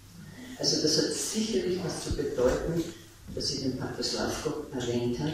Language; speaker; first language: German; native; German